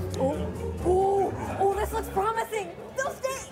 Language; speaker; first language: English; native; English